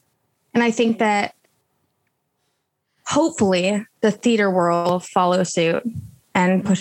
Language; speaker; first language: English; native; English